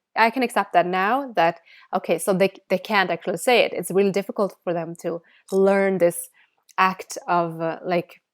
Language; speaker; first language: English; non-native, fluent; Bangla